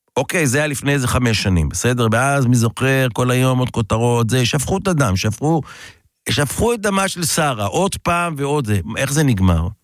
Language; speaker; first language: Hebrew; native; Hebrew